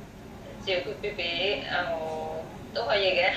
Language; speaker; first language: Cantonese; non-native, learner; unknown